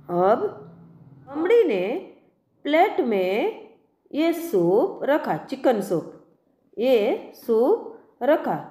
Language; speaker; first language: Hindi; non-native, local second language; Gujarati